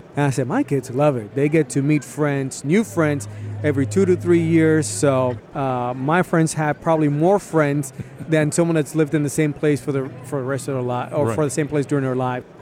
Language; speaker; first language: English; early bilingual, other home language; Spanish